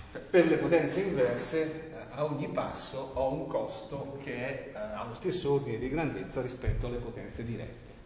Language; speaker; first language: Italian; native; Italian